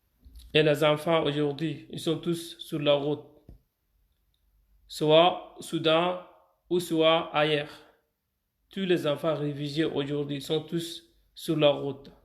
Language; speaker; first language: French; non-native, fluent; Arabic